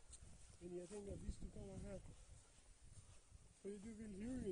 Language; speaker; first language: Danish; non-native, learner; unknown